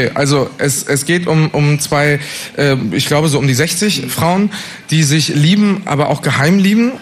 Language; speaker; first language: German; native; German